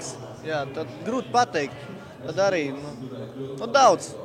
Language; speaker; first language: Latvian; non-native, local second language; Russian